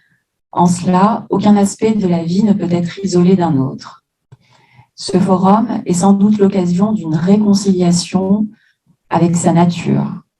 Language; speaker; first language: French; native; French